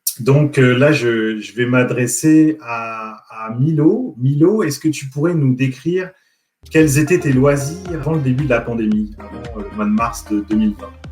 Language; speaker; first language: French; native; French